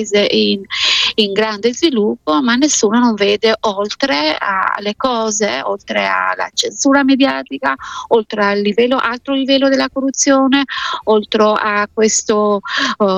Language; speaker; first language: Italian; non-native, fluent; Albanian